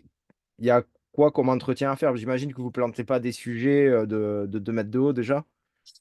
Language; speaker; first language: French; native; French